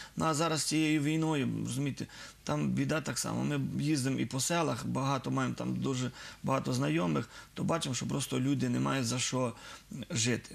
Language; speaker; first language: Ukrainian; native; Ukrainian